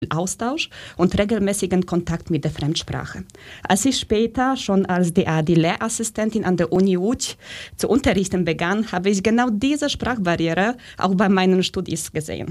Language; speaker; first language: German; non-native, fluent; Polish